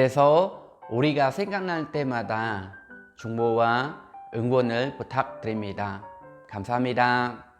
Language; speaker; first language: Korean; non-native, fluent; Khmer